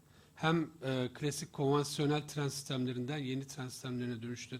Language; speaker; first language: Turkish; native; Turkish